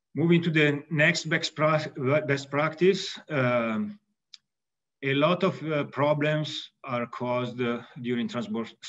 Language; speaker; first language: English; non-native, fluent; Italian